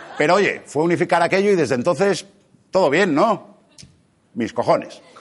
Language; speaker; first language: Spanish; native; Spanish